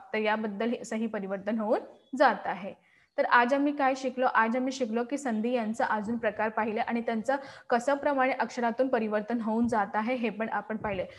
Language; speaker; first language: Marathi; non-native, local second language; Hindi